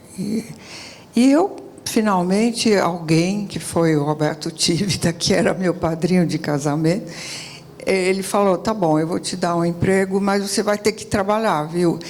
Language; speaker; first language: Portuguese; early bilingual, other home language; Italian